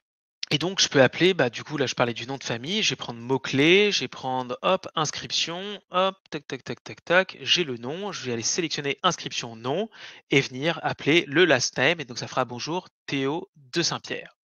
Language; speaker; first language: French; native; French